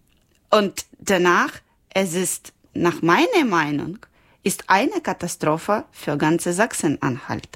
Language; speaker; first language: German; non-native, learner; Ukrainian